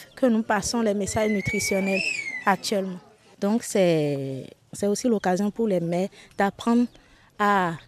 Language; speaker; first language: French; non-native, local second language; Fon